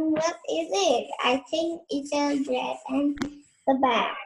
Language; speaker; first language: English; non-native, learner; Vietnamese